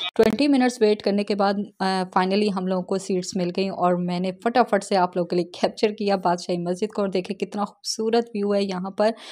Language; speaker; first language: Urdu; native; Urdu